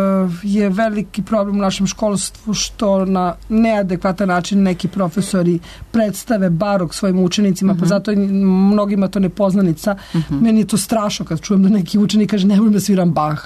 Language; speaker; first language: Serbian; native; Serbian